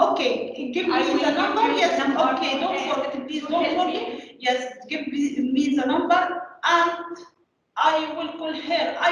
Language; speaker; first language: English; non-native, learner; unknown